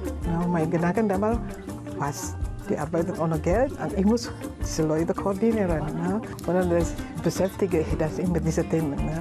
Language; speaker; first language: German; non-native, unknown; Indonesian